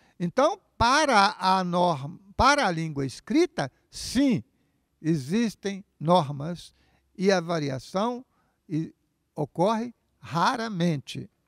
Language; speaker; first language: Portuguese; native; Portuguese